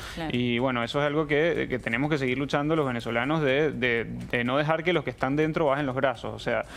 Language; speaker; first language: Spanish; native; Spanish